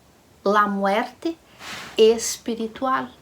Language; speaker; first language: Spanish; non-native, learner; Portuguese